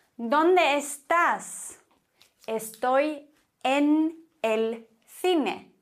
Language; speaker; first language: Spanish; non-native, fluent; German